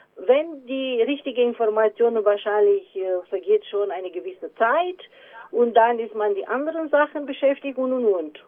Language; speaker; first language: German; non-native, fluent; Romanian